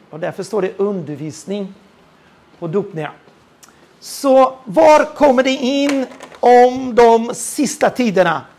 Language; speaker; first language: Swedish; non-native, fluent; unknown